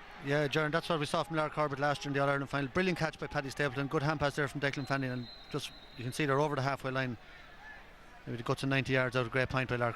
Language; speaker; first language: English; native; English